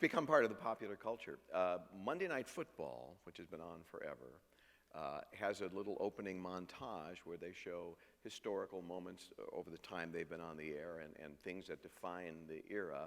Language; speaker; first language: English; native; English